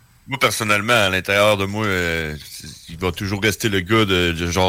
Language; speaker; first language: French; native; French